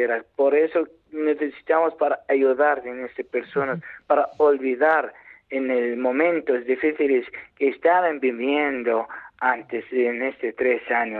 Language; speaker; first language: Spanish; non-native, learner; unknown